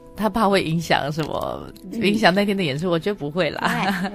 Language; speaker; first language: Chinese; non-native, local second language; Amis